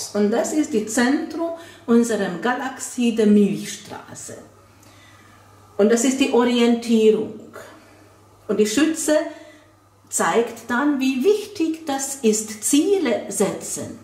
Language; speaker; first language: German; non-native, fluent; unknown